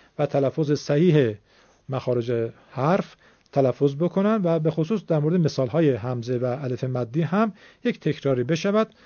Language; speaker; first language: Persian; native; Persian